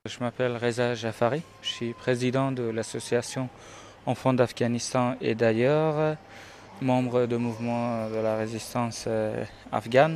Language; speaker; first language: French; non-native, fluent; Persian